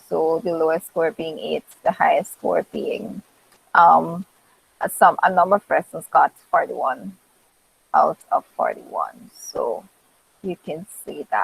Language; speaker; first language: English; native; English